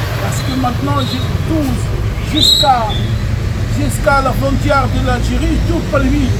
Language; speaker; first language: French; non-native, learner; Arabic